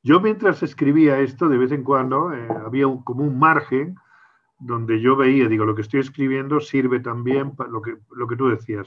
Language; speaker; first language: Spanish; native; Spanish